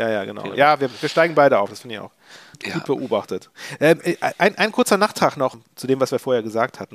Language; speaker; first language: German; native; German